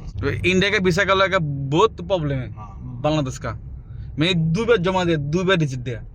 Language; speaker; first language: Hindi; non-native, learner; Bangla